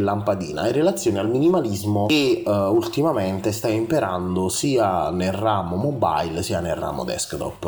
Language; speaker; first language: Italian; native; Italian